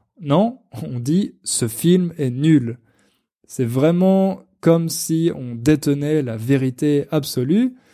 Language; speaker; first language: French; native; French